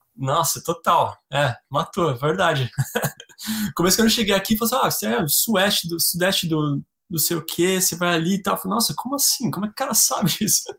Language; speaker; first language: Portuguese; native; Portuguese